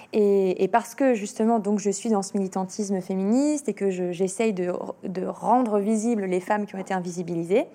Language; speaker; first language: French; native; French